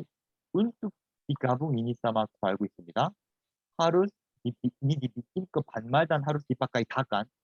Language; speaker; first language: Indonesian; non-native, fluent; Korean